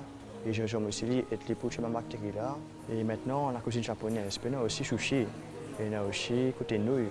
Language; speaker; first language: French; non-native, local second language; Morisyen